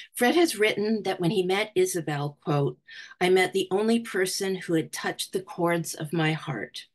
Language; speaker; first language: English; native; English